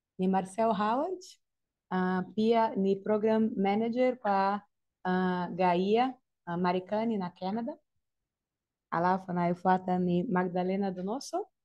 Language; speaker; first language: Swahili; non-native, fluent; Portuguese